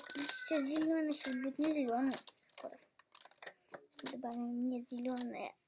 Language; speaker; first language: Russian; early bilingual, heritage; Russian